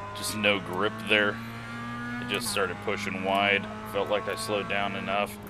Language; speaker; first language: English; native; English